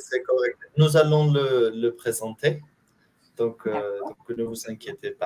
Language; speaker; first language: French; non-native, fluent; Spanish